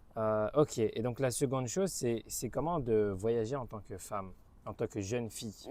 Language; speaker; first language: French; native; French